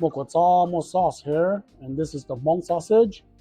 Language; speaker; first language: English; early bilingual, heritage; Hmong